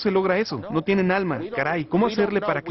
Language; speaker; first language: Spanish; native; Spanish